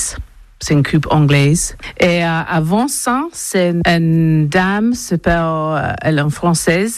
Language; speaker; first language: French; non-native, learner; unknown